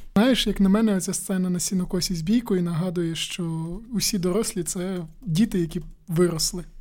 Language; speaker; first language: Ukrainian; native; Ukrainian